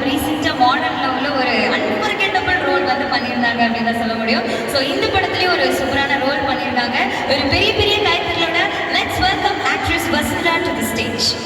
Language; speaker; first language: Tamil; native; Tamil